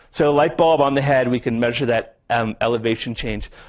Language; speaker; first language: English; native; English